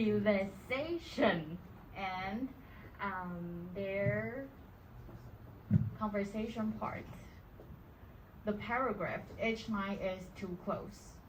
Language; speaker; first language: English; non-native, learner; Chinese